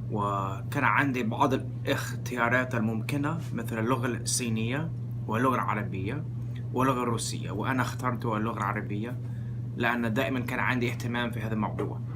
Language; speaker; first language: Arabic; non-native, fluent; English